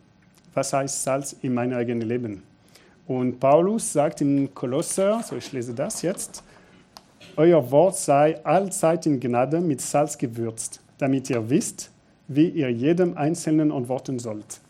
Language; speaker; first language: German; non-native, fluent; French